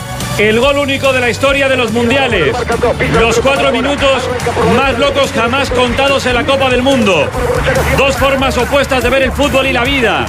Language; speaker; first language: Spanish; native; Spanish